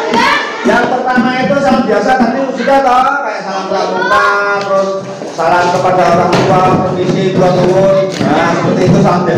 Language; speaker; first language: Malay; non-native, local second language; Javanese